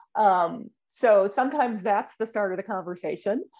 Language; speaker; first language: English; native; English